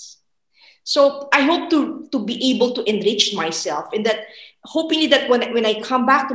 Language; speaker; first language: English; non-native, local second language; Filipino